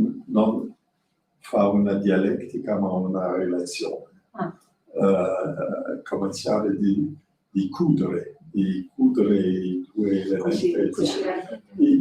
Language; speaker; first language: Italian; non-native, learner; French